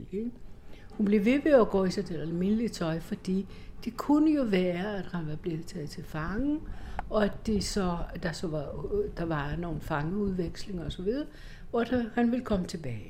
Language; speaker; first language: Danish; non-native, fluent; Greek